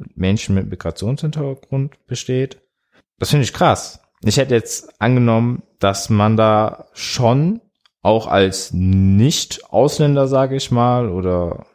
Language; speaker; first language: German; early bilingual, other home language; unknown